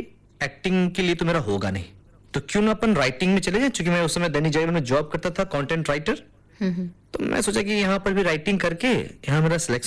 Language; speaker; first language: Hindi; non-native, local second language; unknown